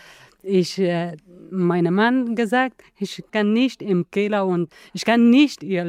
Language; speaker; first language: German; non-native, learner; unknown